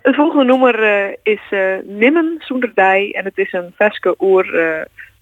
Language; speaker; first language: Dutch; non-native, local second language; Western Frisian